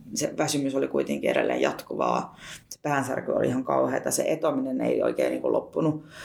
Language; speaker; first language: Finnish; early bilingual, other home language; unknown